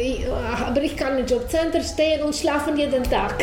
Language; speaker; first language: German; non-native, learner; Ukrainian